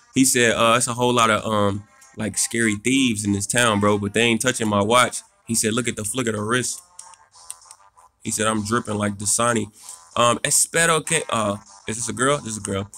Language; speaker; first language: English; native; English